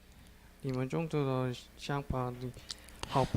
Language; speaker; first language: Chinese; non-native, learner; Korean